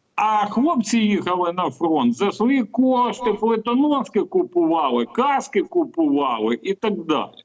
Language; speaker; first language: Ukrainian; native; Ukrainian